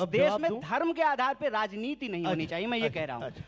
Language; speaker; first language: Hindi; native; Hindi